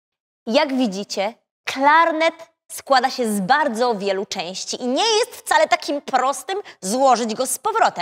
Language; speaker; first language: Polish; native; Polish